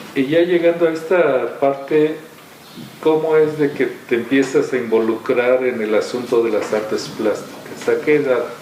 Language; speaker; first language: Spanish; native; Spanish